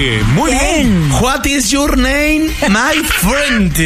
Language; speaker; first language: English; non-native, learner; Spanish